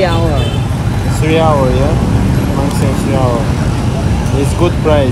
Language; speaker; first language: English; non-native, learner; Russian